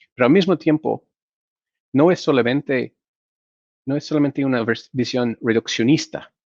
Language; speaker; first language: Spanish; non-native, fluent; English